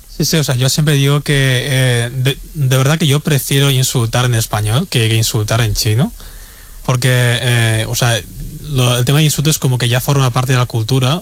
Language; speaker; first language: Spanish; non-native, fluent; Chinese